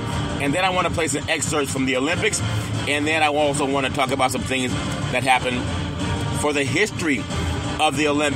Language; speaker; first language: English; native; English